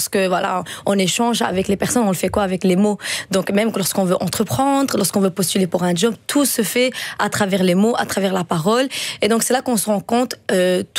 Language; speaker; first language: French; non-native, fluent; Dutch